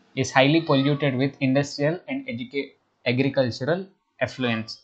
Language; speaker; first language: English; non-native, local second language; Telugu